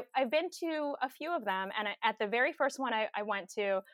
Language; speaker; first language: English; early bilingual, other home language; Filipino